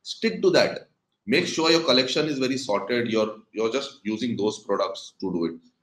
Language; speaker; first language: English; non-native, local second language; Konkani